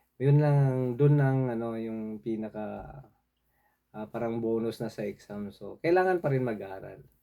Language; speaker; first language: Filipino; non-native, local second language; Cebuano